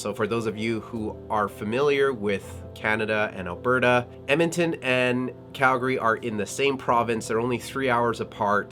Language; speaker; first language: English; native; English